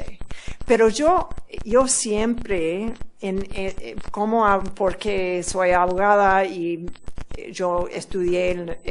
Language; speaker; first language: Spanish; non-native, fluent; English